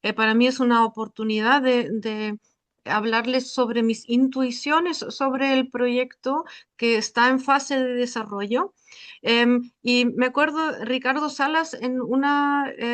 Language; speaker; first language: Spanish; non-native, fluent; German